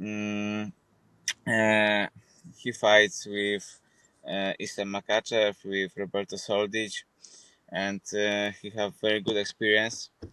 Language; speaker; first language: English; non-native, fluent; Polish